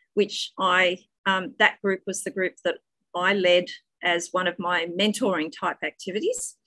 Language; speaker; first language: English; native; English